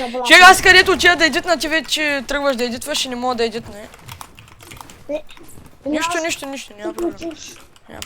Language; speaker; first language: Bulgarian; native; Bulgarian